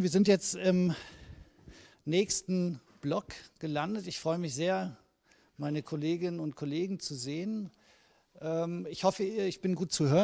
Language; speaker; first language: German; native; German